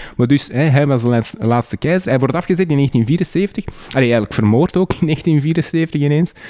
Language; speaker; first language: Dutch; native; Dutch